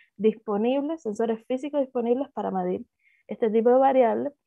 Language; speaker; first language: Spanish; native; Spanish